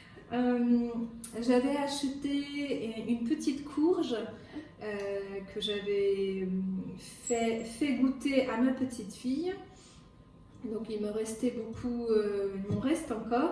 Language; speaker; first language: French; non-native, fluent; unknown